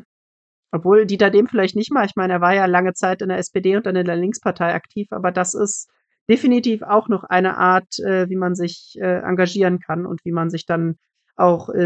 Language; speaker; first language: German; native; German